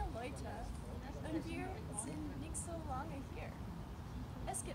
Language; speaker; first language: German; non-native, learner; English